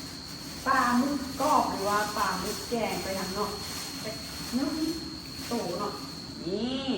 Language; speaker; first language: Thai; non-native, local second language; Lao